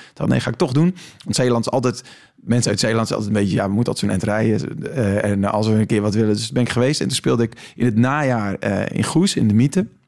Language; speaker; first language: Dutch; native; Dutch